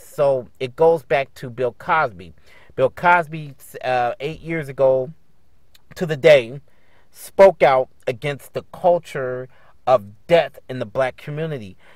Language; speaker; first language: English; native; English